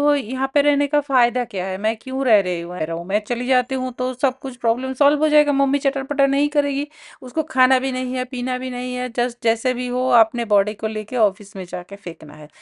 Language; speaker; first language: Hindi; non-native, local second language; Bangla